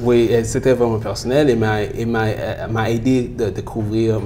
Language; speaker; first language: French; early bilingual, heritage; French